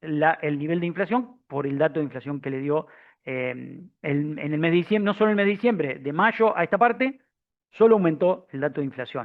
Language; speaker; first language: Spanish; native; Spanish